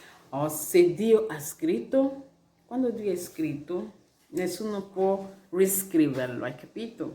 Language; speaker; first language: Italian; non-native, learner; Igbo